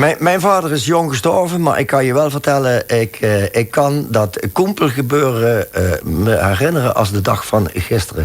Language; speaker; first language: Dutch; native; Dutch